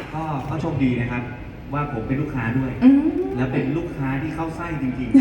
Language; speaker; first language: Thai; native; Thai